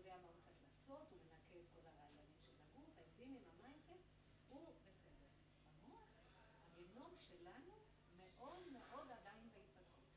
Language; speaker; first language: Hebrew; native; Hebrew